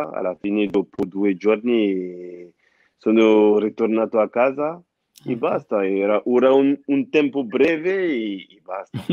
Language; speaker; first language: Italian; non-native, fluent; French